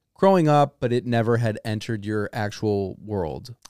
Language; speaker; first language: English; early bilingual, other home language; Italian